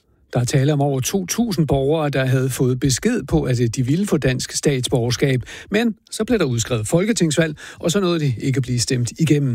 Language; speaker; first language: Danish; native; Danish